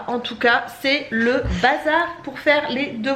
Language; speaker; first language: French; native; French